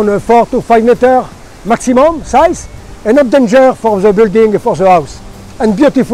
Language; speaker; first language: English; non-native, learner; French